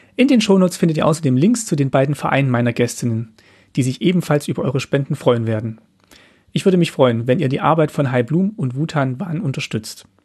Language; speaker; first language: German; native; German